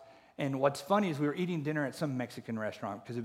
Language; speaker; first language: English; native; English